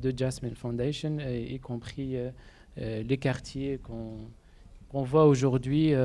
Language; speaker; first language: French; non-native, local second language; Arabic